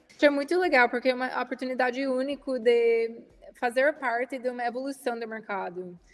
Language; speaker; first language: Portuguese; non-native, fluent; English